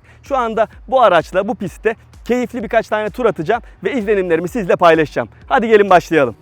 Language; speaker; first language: Turkish; native; Turkish